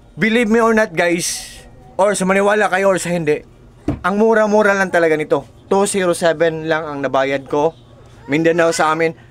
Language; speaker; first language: Filipino; non-native, local second language; Cebuano